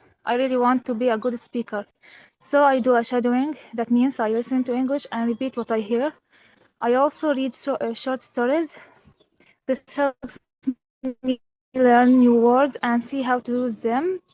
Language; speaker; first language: English; non-native, fluent; Arabic